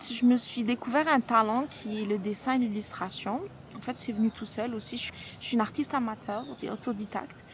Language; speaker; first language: French; non-native, local second language; Arabic